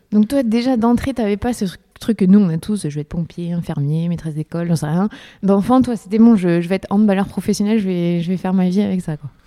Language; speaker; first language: French; native; French